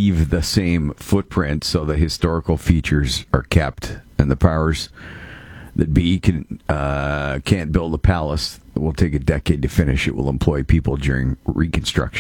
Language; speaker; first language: English; native; English